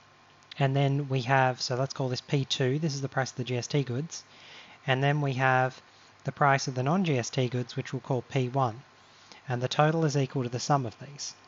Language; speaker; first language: English; native; English